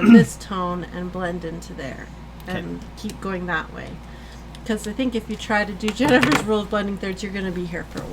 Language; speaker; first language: English; native; English